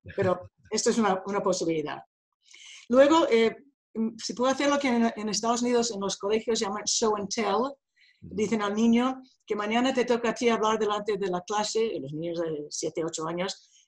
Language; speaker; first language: Spanish; non-native, fluent; English